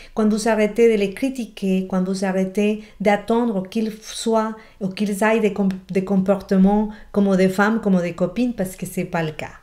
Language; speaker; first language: French; non-native, fluent; Spanish